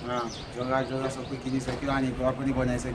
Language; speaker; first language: Nepali; non-native, learner; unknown